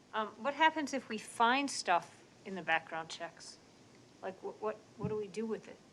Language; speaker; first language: English; native; English